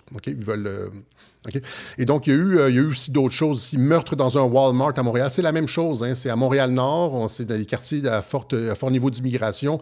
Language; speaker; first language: French; native; French